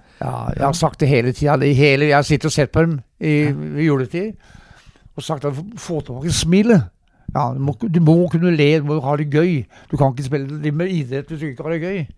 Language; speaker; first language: Norwegian; native; Norwegian